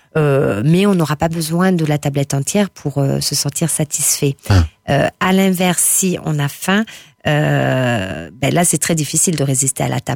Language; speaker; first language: French; native; French